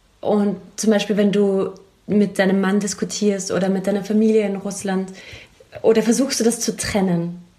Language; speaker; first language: German; native; German